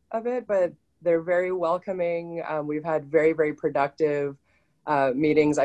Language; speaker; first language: English; native; English